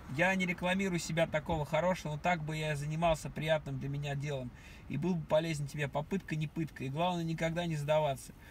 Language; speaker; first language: Russian; native; Russian